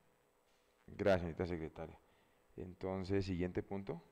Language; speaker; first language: Spanish; native; Spanish